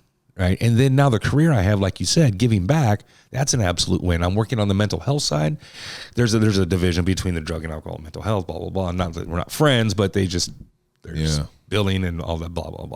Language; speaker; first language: English; native; English